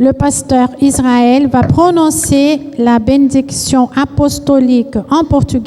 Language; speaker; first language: French; non-native, fluent; Portuguese